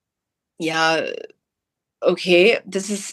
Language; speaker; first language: German; non-native, fluent; English